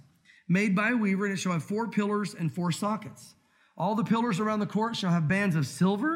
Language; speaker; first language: English; native; English